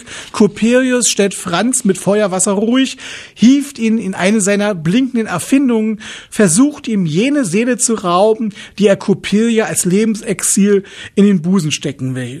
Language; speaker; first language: German; native; German